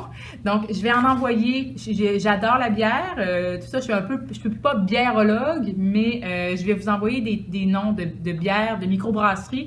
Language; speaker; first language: French; native; French